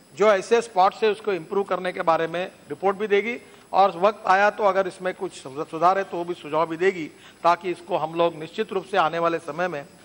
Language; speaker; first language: Hindi; non-native, local second language; Marathi